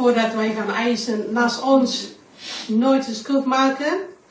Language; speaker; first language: Dutch; non-native, learner; Indonesian